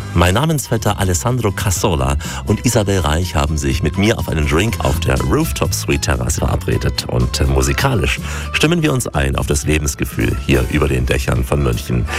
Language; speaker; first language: German; native; German